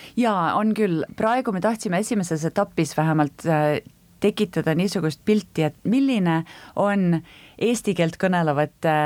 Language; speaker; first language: Estonian; early bilingual, heritage; Estonian